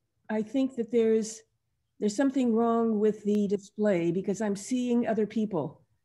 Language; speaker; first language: English; native; English